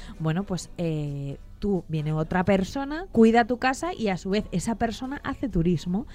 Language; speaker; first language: Spanish; native; Spanish